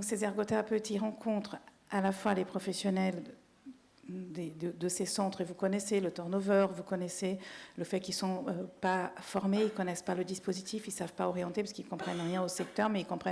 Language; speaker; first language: French; native; French